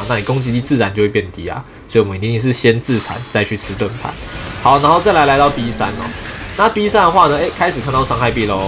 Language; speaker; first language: Chinese; native; Chinese